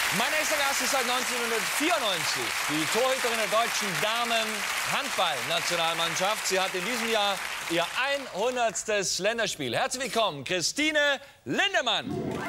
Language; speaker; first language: German; native; German